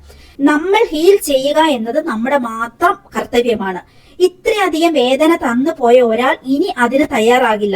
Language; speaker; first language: Malayalam; native; Malayalam